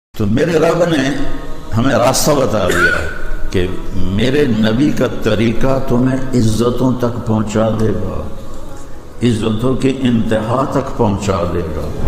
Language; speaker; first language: Urdu; non-native, local second language; Punjabi